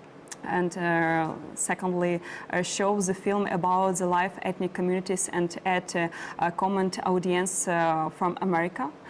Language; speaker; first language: English; non-native, learner; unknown